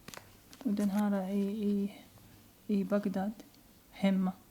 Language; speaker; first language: Swedish; non-native, learner; Arabic